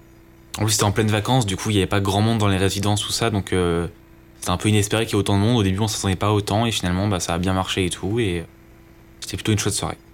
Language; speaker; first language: French; native; French